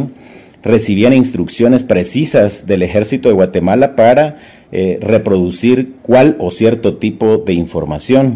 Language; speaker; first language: Spanish; native; Spanish